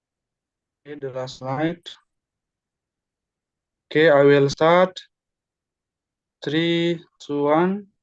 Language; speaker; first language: English; non-native, learner; Indonesian